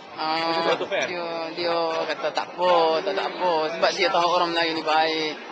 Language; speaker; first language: Malay; non-native, fluent; Arabic